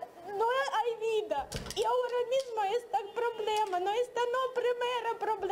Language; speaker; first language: Spanish; non-native, learner; Ukrainian